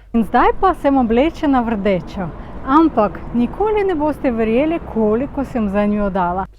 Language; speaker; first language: Slovenian; non-native, fluent; Ukrainian